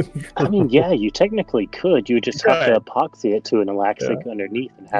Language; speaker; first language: English; native; English